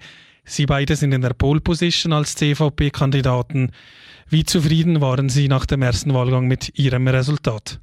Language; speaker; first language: German; native; German